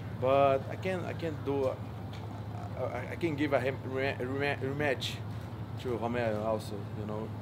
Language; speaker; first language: English; non-native, learner; Portuguese